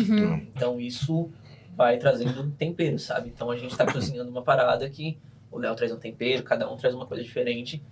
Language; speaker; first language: Portuguese; native; Portuguese